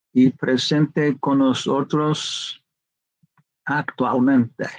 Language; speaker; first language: Spanish; non-native, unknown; English